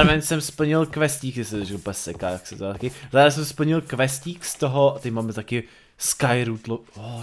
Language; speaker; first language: Czech; native; Czech